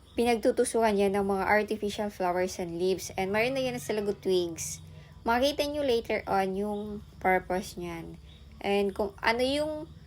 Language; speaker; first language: Filipino; non-native, local second language; Bikol